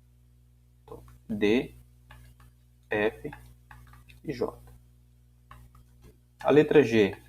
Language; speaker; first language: Portuguese; native; Portuguese